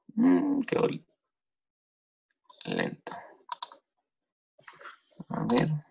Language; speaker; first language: Spanish; native; Spanish